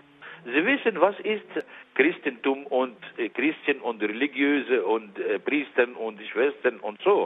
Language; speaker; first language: German; non-native, learner; Arabic